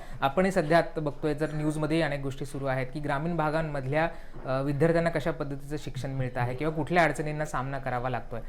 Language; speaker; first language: Marathi; native; Marathi